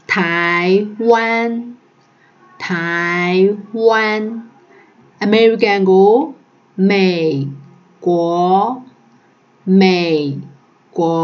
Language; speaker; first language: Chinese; non-native, fluent; Burmese